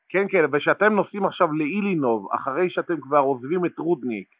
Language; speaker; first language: Hebrew; native; Hebrew